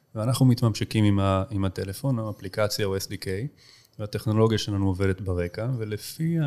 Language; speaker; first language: Hebrew; native; Hebrew